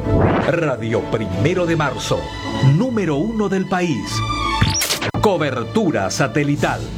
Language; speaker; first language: Spanish; native; Spanish